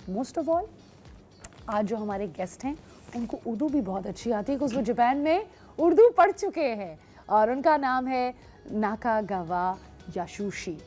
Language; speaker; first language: Urdu; native; Urdu